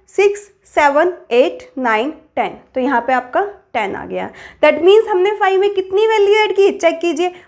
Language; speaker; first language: Hindi; native; Hindi